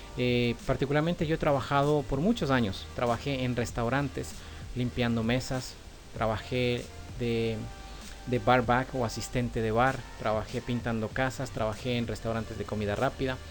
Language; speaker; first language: Spanish; native; Spanish